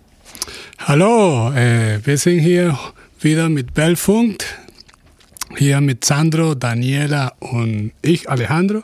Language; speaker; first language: German; non-native, fluent; Spanish